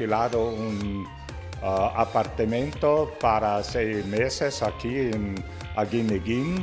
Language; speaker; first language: Spanish; non-native, learner; German